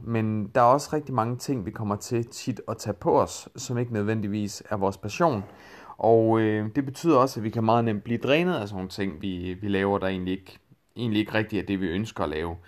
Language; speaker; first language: Danish; native; Danish